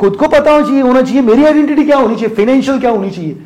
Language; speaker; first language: Hindi; non-native, local second language; Marathi